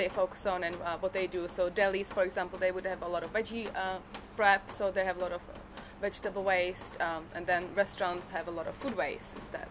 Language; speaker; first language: English; non-native, fluent; Czech